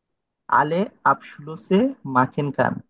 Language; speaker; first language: German; non-native, learner; Bangla